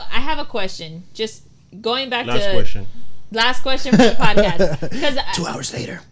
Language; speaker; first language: English; non-native, fluent; Spanish